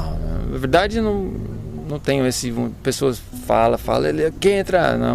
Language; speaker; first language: Portuguese; non-native, learner; English